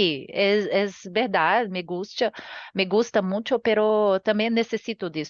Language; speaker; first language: Spanish; non-native, learner; Portuguese